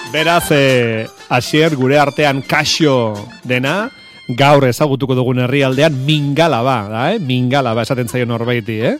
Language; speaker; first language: Basque; native; Basque